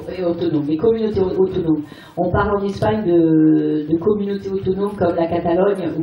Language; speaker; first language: French; native; French